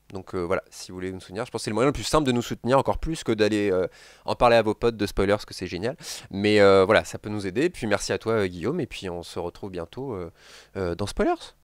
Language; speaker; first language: French; native; French